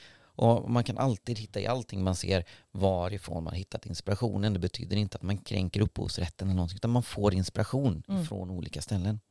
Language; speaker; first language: Swedish; native; Swedish